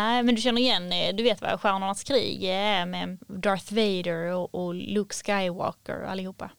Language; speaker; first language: Swedish; native; Swedish